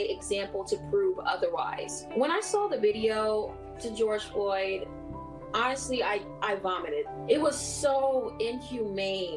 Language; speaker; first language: English; native; English